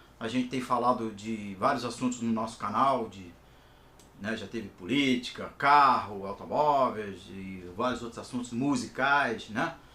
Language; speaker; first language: Portuguese; native; Portuguese